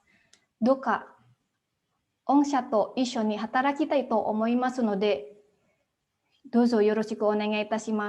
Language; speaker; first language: Japanese; non-native, fluent; Indonesian